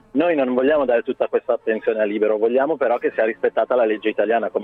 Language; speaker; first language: Italian; early bilingual, other home language; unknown